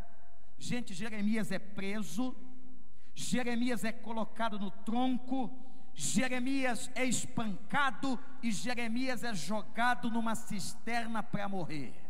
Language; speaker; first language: Portuguese; native; Portuguese